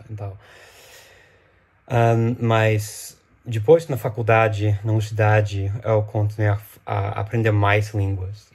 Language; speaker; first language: Portuguese; non-native, fluent; English